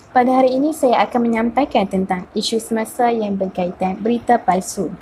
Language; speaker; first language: Malay; native; Malay